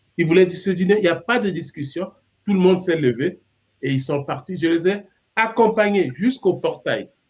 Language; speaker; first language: French; non-native, local second language; Sango